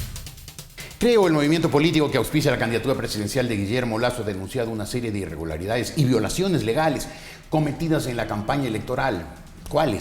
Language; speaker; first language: Spanish; native; Spanish